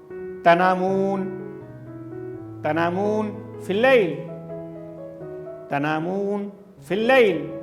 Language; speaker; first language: Arabic; non-native, fluent; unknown